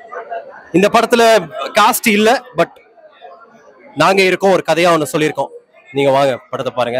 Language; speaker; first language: Tamil; native; Tamil